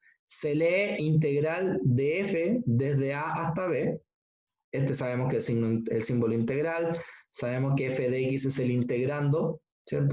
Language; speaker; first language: Spanish; native; Spanish